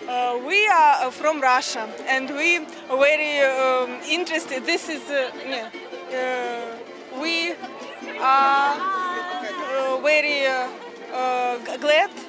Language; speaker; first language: English; non-native, learner; Russian